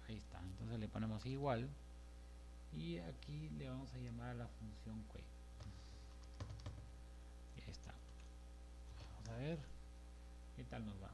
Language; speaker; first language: Spanish; native; Spanish